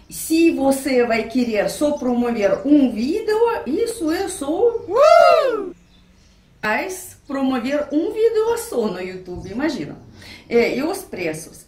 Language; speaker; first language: Portuguese; non-native, fluent; Russian